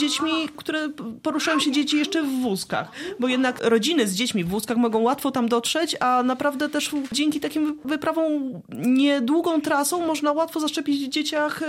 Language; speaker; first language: Polish; native; Polish